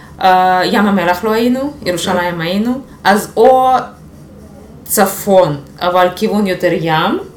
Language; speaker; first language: Hebrew; non-native, fluent; Russian